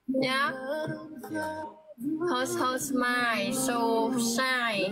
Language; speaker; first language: English; non-native, learner; Vietnamese